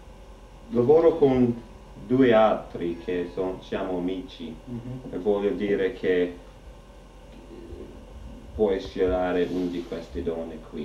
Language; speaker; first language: Italian; non-native, learner; English